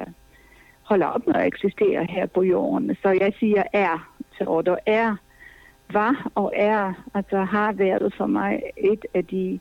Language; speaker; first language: Danish; non-native, fluent; Polish